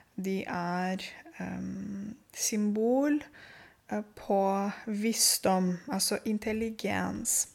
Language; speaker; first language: Norwegian; non-native, fluent; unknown